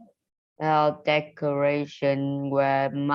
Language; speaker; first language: English; non-native, learner; Vietnamese